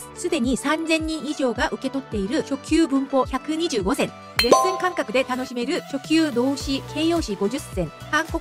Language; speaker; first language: Japanese; native; Japanese